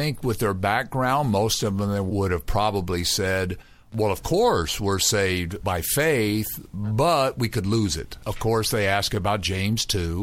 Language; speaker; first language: English; native; English